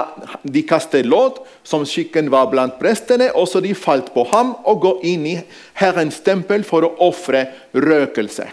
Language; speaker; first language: Norwegian; non-native, fluent; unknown